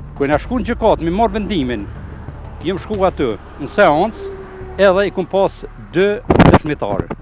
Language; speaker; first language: Albanian; native; Albanian